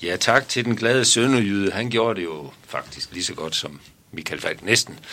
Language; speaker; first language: Danish; native; Danish